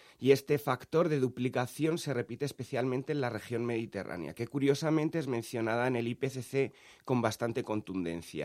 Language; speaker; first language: Spanish; native; Spanish